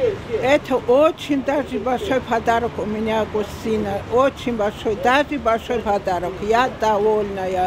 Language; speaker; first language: Russian; non-native, local second language; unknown